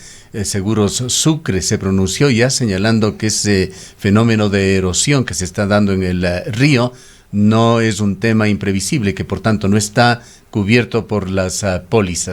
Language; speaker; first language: Spanish; native; Spanish